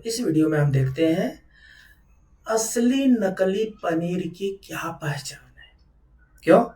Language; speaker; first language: Hindi; native; Hindi